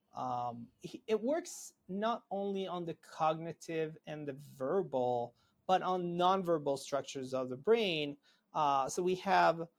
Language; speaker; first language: English; non-native, fluent; Hebrew